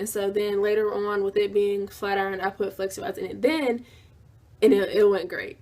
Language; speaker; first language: English; native; English